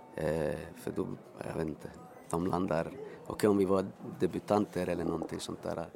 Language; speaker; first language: Swedish; early bilingual, other home language; Spanish